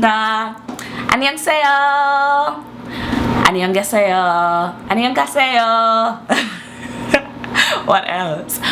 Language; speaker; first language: Korean; non-native, learner; English